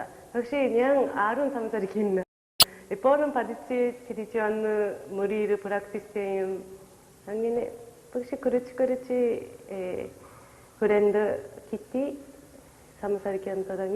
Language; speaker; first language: Malayalam; non-native, learner; Japanese